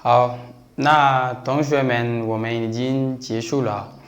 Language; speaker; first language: Chinese; non-native, fluent; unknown